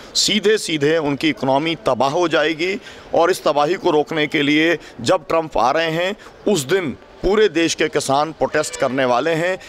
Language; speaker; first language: Hindi; native; Hindi